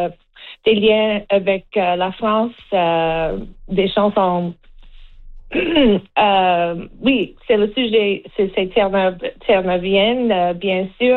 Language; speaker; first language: French; non-native, learner; English